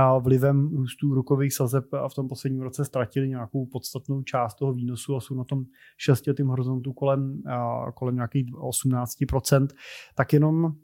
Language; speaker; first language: Czech; native; Czech